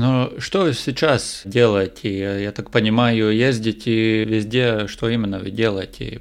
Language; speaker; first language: Russian; non-native, local second language; Latvian